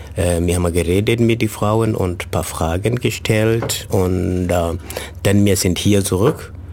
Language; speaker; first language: German; non-native, fluent; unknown